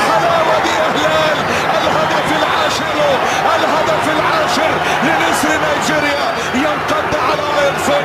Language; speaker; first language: Arabic; native; Arabic